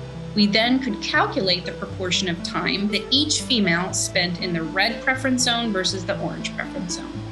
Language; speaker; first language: English; native; English